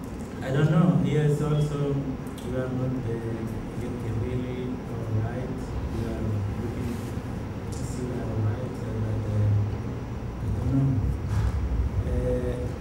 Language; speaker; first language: English; non-native, learner; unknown